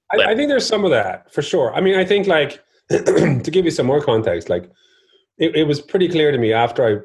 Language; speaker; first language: English; non-native, fluent; Norwegian